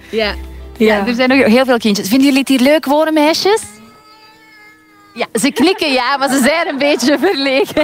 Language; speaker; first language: Dutch; native; Dutch